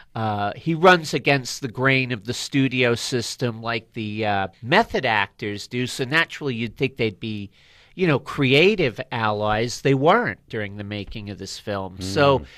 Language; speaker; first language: English; native; English